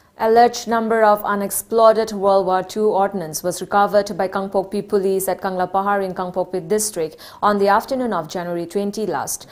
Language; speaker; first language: English; non-native, local second language; Manipuri